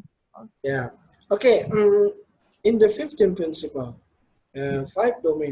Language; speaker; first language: English; non-native, learner; Indonesian